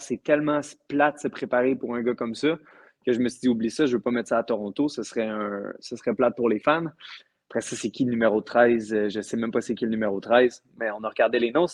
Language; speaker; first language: French; native; French